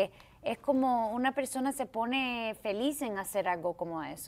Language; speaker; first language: Spanish; early bilingual, heritage; Spanish